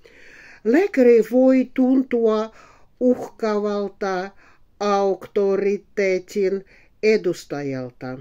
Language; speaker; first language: Finnish; non-native, fluent; Russian